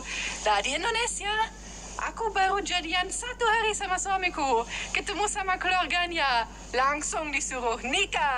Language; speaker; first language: Indonesian; non-native, fluent; German